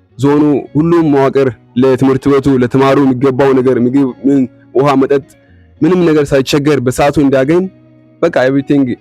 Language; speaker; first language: Amharic; non-native, local second language; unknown